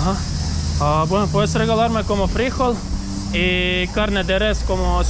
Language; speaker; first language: Spanish; non-native, learner; Croatian